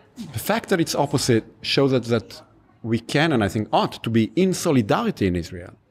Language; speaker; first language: English; non-native, fluent; Hebrew